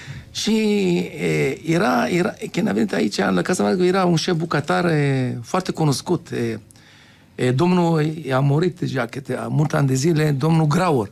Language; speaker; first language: Romanian; non-native, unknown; Hebrew